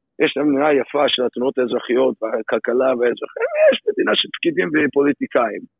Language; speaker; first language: Hebrew; non-native, fluent; English